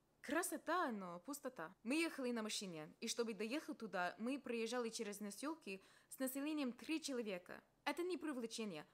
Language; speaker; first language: Russian; non-native, fluent; English